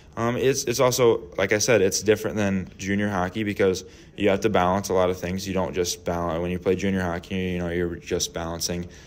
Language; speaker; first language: English; native; English